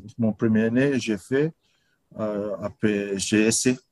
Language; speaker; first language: French; non-native, learner; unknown